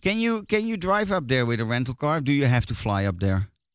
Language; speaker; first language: English; non-native, fluent; Dutch